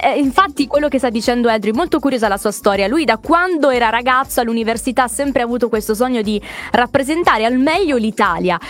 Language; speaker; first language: Italian; native; Italian